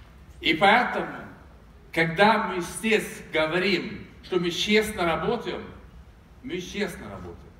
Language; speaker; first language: Russian; non-native, fluent; Swedish